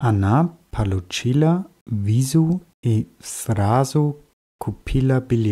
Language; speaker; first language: Russian; non-native, learner; German